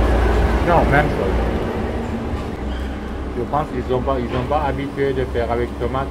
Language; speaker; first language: French; non-native, learner; Turkish